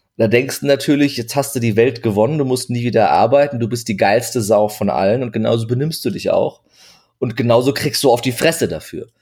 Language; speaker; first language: German; early bilingual, other home language; Turkish